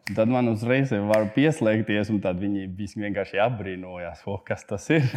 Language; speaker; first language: Latvian; non-native, fluent; Spanish